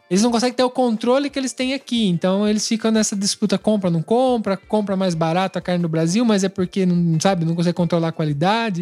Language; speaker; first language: Portuguese; native; Portuguese